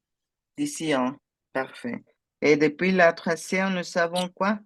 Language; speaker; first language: French; non-native, fluent; Spanish